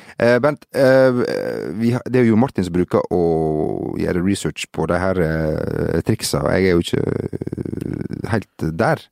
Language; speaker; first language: Norwegian; native; Norwegian